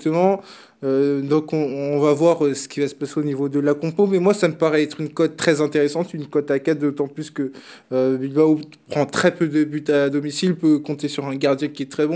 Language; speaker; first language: French; native; French